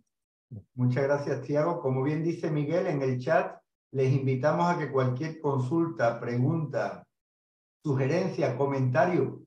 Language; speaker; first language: Spanish; native; Spanish